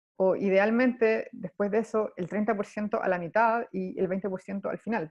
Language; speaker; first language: Spanish; native; Spanish